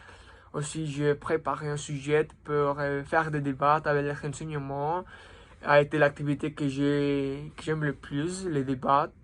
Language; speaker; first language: French; non-native, learner; Spanish